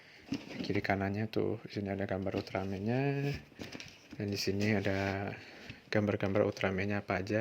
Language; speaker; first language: Indonesian; native; Indonesian